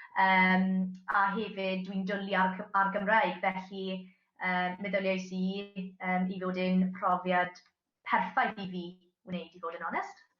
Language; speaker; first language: Welsh; non-native, local second language; English